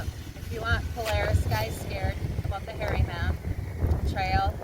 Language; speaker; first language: English; native; English